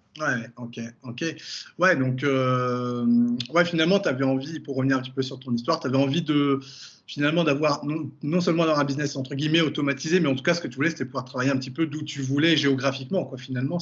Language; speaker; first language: French; native; French